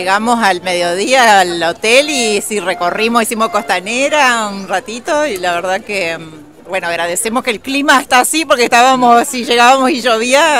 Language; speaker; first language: Spanish; native; Spanish